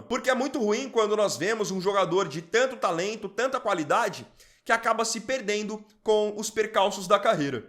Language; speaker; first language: Portuguese; native; Portuguese